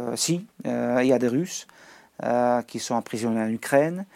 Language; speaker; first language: French; non-native, fluent; Russian